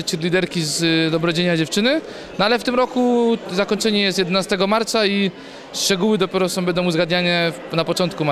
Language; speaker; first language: Polish; native; Polish